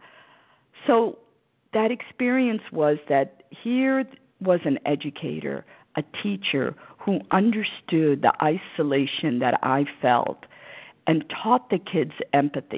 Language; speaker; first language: English; early bilingual, other home language; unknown